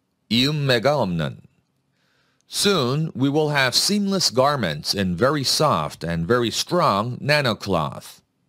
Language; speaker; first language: English; non-native, fluent; Korean